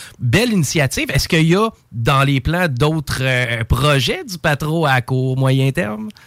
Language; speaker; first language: French; native; French